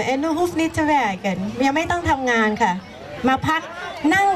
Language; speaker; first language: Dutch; non-native, learner; Thai